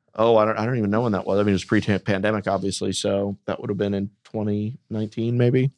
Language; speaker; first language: English; native; English